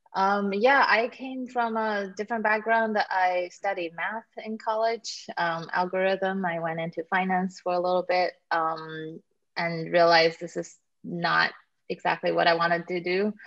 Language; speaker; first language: English; native; English